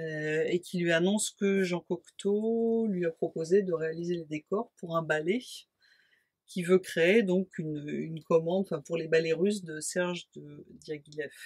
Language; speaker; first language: French; native; French